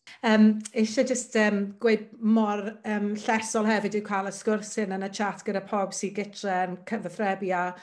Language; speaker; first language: Welsh; native; Welsh